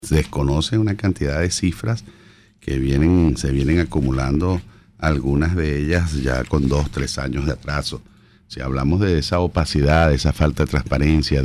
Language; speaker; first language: Spanish; native; Spanish